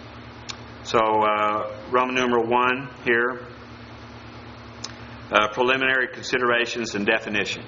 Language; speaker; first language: English; native; English